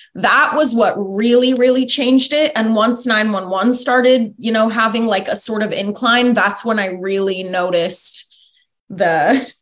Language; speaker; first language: English; native; English